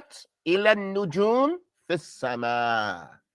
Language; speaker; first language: Arabic; non-native, fluent; English